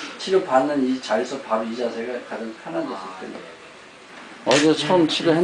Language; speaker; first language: Korean; native; Korean